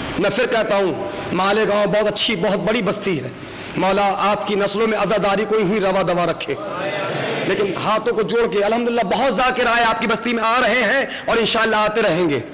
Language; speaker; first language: Urdu; native; Urdu